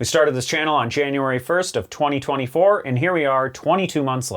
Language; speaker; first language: English; native; English